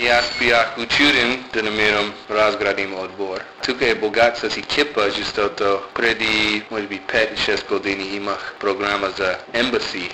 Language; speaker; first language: Bulgarian; non-native, learner; English